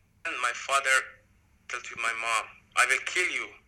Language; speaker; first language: English; non-native, learner; Persian